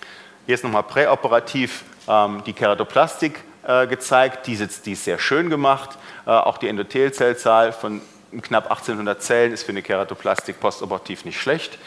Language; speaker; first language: German; native; German